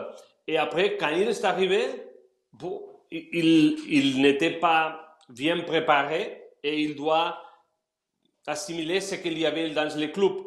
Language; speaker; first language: French; non-native, fluent; Spanish